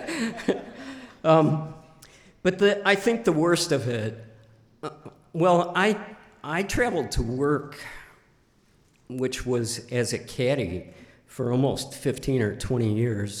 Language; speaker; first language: English; native; English